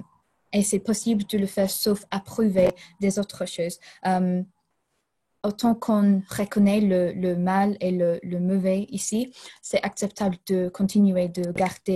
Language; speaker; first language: French; non-native, fluent; English